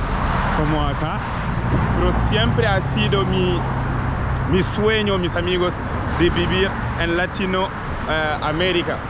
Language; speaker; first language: Spanish; non-native, learner; French